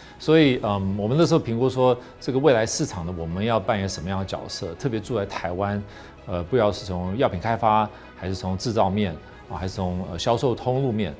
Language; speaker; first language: Chinese; non-native, fluent; English